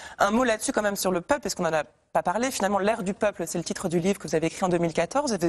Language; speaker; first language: French; native; French